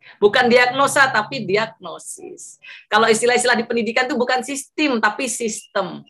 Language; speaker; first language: Indonesian; non-native, local second language; Javanese